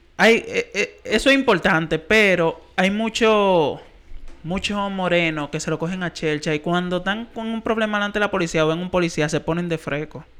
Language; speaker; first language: Spanish; early bilingual, heritage; Spanish